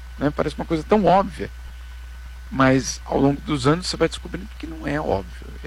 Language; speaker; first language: Portuguese; native; Portuguese